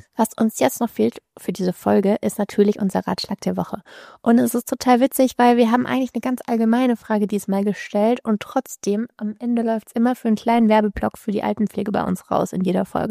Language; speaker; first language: German; native; German